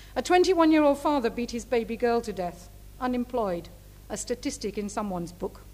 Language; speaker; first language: English; native; English